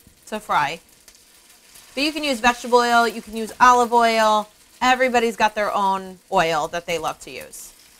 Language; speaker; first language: English; early bilingual, other home language; Italian